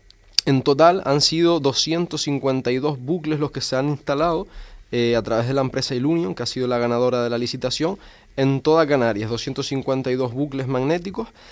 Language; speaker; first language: Spanish; native; Spanish